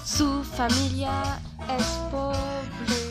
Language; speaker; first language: Spanish; non-native, learner; French